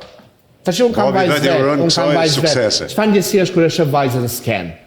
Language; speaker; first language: Albanian; native; Albanian